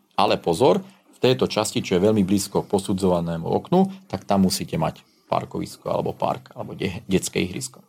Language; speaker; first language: Slovak; non-native, local second language; Hungarian